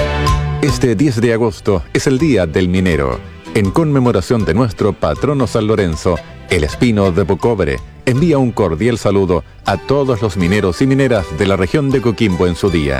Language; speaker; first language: Spanish; native; Spanish